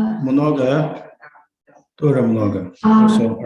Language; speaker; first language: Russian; non-native, learner; Chinese